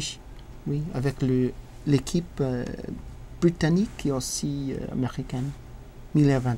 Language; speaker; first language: French; non-native, learner; English